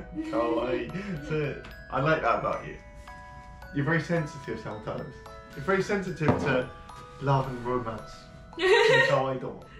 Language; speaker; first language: English; native; English